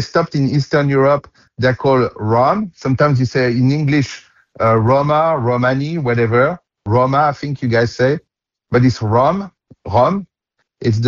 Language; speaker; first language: English; non-native, fluent; French